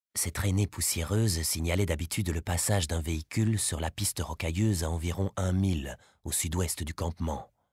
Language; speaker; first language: French; native; French